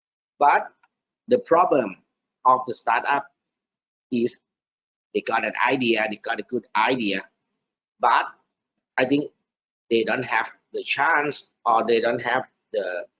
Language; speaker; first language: English; non-native, learner; Thai